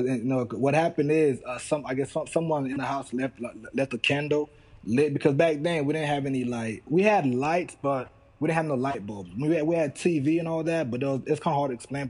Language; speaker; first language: English; early bilingual, other home language; Haitian Creole